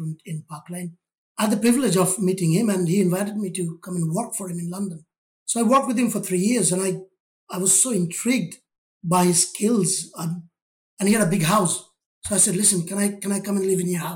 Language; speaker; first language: English; non-native, local second language; Bangla